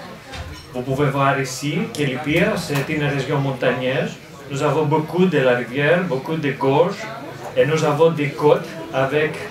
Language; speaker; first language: French; non-native, fluent; Greek